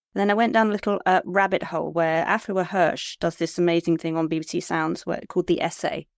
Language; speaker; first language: English; native; English